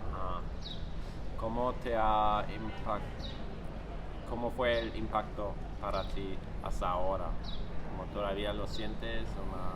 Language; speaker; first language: Spanish; non-native, fluent; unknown